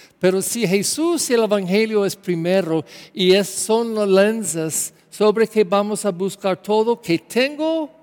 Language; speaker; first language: Spanish; non-native, learner; English